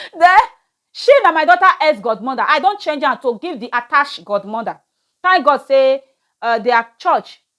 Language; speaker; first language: Nigerian Pidgin; native; Nigerian Pidgin